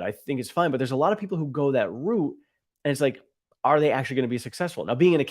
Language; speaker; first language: English; native; English